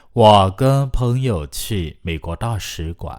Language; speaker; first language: Chinese; non-native, fluent; Burmese